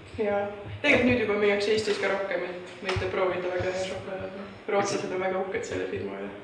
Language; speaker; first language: Estonian; native; Estonian